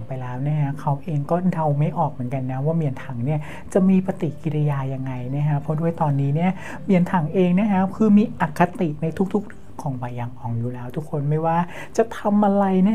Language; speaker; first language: Thai; native; Thai